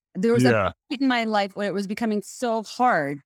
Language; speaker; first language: English; non-native, local second language; Bangla